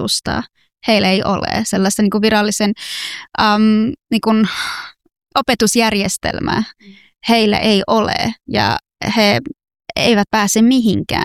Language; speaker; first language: Finnish; non-native, fluent; Persian